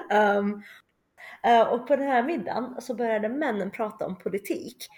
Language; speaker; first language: Swedish; early bilingual, other home language; Chinese